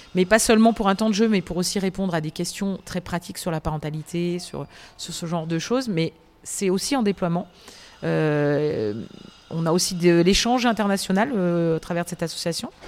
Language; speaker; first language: French; native; French